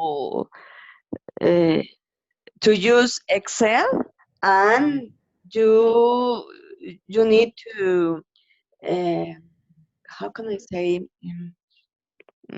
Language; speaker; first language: English; non-native, learner; Spanish